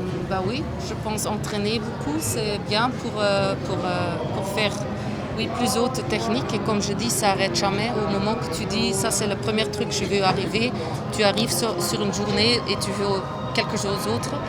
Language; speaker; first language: French; non-native, fluent; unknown